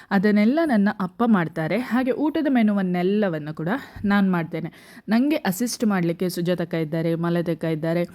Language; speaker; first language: Kannada; native; Kannada